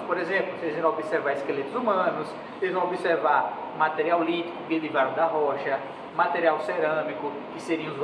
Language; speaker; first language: Portuguese; native; Portuguese